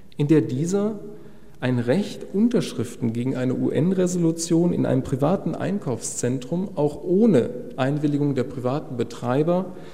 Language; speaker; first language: German; native; German